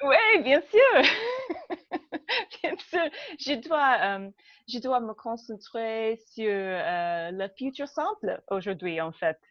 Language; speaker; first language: French; non-native, learner; English